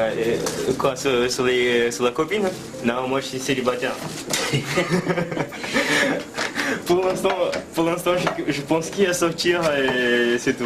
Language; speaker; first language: French; non-native, fluent; Portuguese